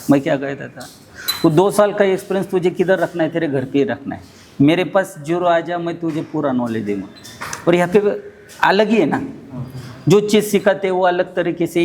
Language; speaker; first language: Hindi; non-native, local second language; Marathi